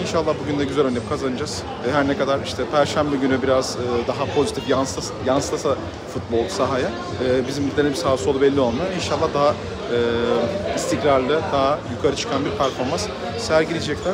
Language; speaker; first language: Turkish; native; Turkish